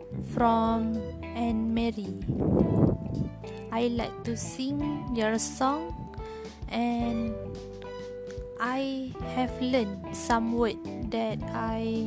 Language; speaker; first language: English; non-native, learner; Malay